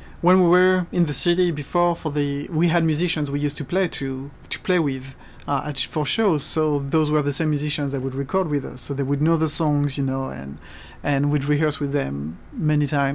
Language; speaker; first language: English; non-native, fluent; French